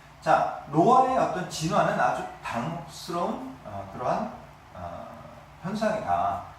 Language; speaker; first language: Korean; native; Korean